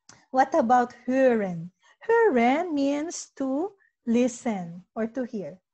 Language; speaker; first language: English; non-native, local second language; Filipino